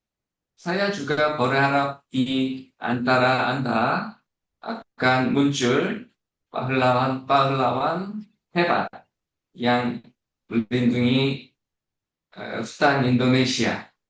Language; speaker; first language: Indonesian; non-native, fluent; Korean